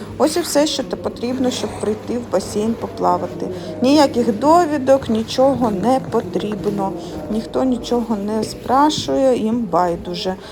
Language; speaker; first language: Ukrainian; non-native, local second language; Russian